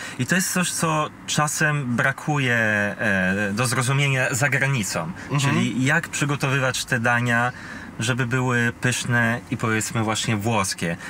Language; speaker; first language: Polish; non-native, fluent; Italian